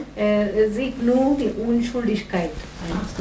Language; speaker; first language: German; non-native, fluent; Gujarati